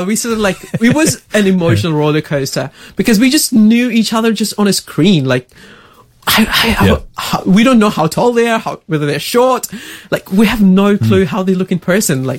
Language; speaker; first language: English; non-native, local second language; Tamil